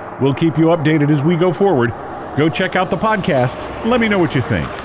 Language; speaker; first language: English; native; English